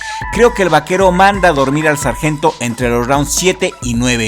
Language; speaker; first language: Spanish; native; Spanish